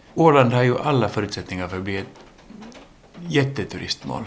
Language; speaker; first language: Swedish; early bilingual, other home language; English